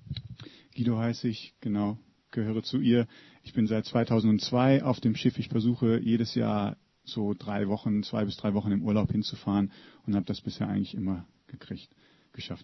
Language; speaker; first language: German; native; German